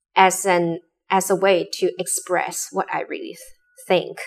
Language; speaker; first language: English; non-native, local second language; Cantonese